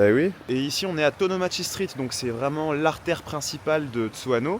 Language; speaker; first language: French; native; French